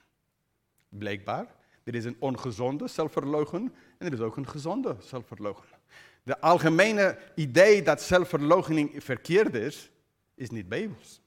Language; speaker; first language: Dutch; non-native, fluent; English